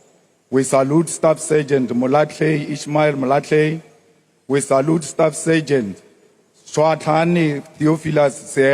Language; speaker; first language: English; non-native, local second language; Northern Sotho